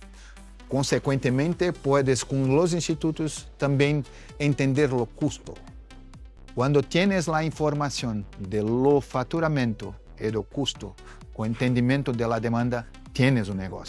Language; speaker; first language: Spanish; non-native, fluent; Portuguese